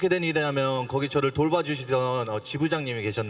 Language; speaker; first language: Korean; early bilingual, heritage; Korean